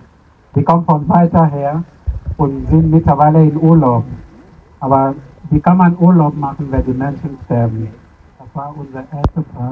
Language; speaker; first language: German; non-native, fluent; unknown